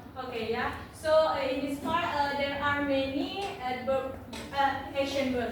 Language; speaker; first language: English; non-native, learner; Indonesian